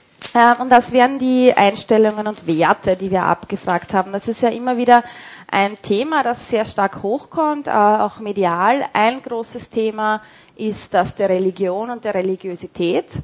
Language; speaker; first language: German; native; German